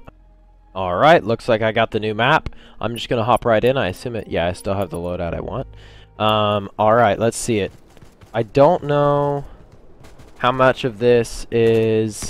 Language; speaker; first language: English; native; English